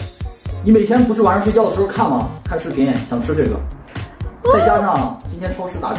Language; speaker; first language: Chinese; native; Chinese